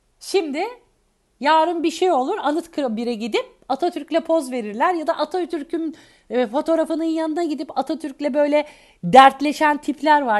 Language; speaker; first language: Turkish; native; Turkish